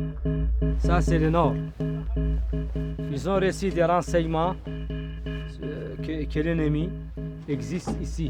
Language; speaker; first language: French; non-native, local second language; Arabic